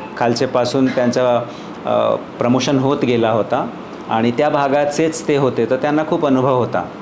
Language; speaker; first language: Marathi; non-native, fluent; Hindi